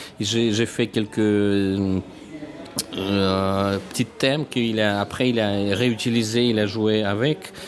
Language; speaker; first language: French; non-native, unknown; Russian